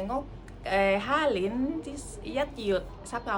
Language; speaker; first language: Cantonese; non-native, learner; Indonesian